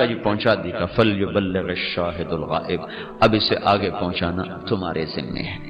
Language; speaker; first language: Urdu; non-native, local second language; Punjabi